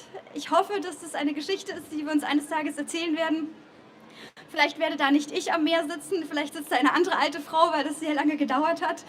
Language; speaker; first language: German; native; German